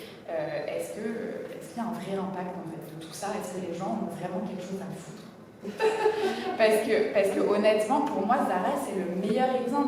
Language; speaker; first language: French; native; French